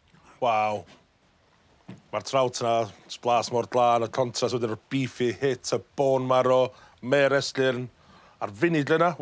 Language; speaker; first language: Welsh; native; Welsh